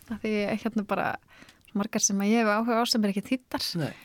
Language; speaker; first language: Icelandic; native; Icelandic